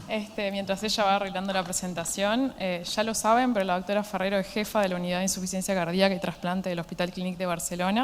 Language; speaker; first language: Spanish; native; Spanish